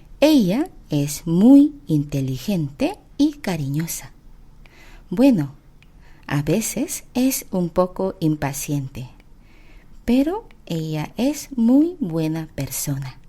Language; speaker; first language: Spanish; non-native, fluent; Korean